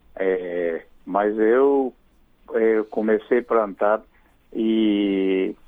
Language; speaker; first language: Portuguese; non-native, fluent; Japanese